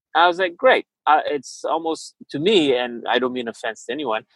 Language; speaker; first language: English; early bilingual, other home language; Portuguese